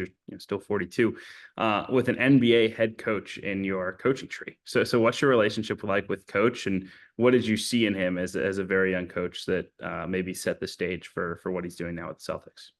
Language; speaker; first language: English; native; English